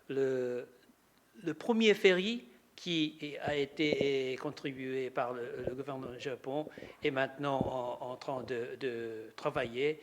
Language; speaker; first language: French; non-native, learner; Japanese